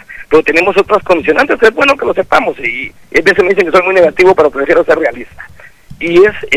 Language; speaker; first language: Spanish; native; Spanish